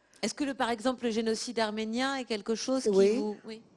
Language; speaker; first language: French; native; French